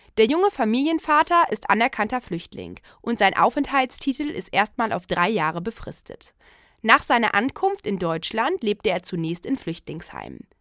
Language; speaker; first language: German; native; German